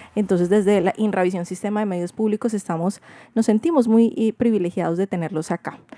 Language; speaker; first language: Spanish; native; Spanish